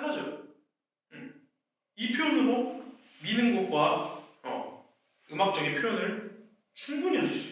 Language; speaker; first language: Korean; native; Korean